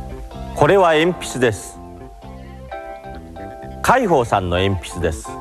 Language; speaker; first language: Japanese; non-native, learner; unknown